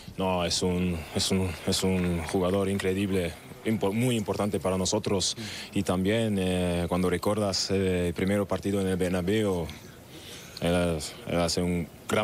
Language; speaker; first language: Spanish; non-native, learner; German